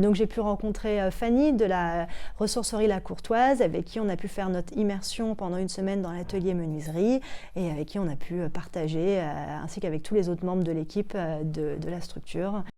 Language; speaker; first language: French; native; French